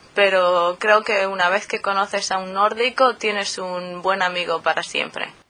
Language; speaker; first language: Spanish; native; Spanish